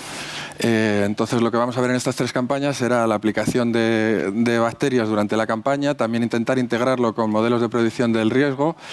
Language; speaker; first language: Spanish; native; Spanish